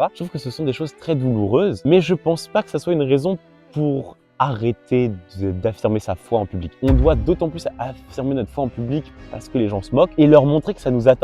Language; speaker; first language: French; native; French